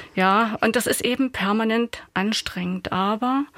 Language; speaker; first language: German; native; German